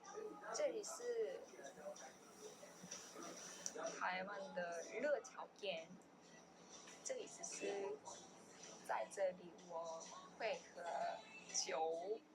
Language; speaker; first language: Chinese; non-native, learner; Korean